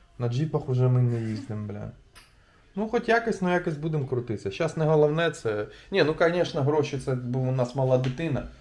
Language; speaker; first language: Ukrainian; non-native, local second language; Russian